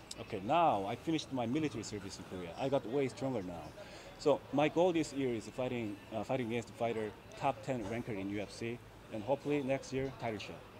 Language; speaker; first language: English; non-native, fluent; Korean